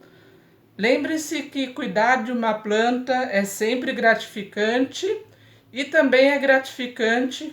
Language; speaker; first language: Portuguese; native; Portuguese